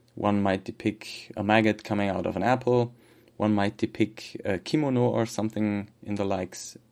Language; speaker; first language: English; non-native, fluent; German